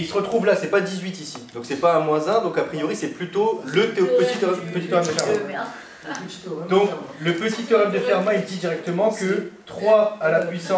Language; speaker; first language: French; native; French